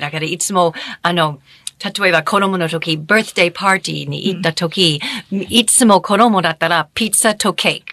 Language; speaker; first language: Japanese; non-native, fluent; English